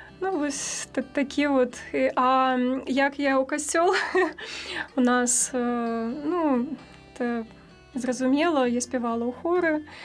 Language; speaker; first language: Belarusian; native; Belarusian